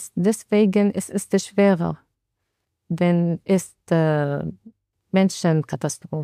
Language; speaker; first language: German; non-native, learner; Arabic